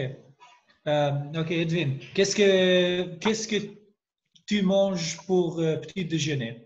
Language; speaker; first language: French; non-native, learner; Albanian